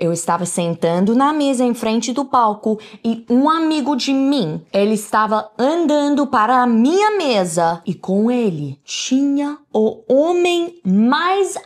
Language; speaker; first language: Portuguese; non-native, fluent; English